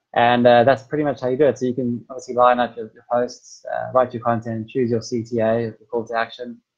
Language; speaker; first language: English; native; English